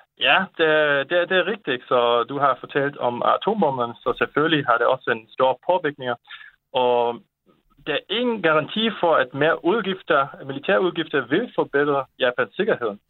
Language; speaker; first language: Danish; non-native, fluent; Japanese